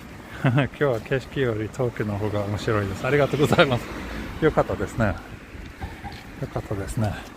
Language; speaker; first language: Japanese; non-native, fluent; Swedish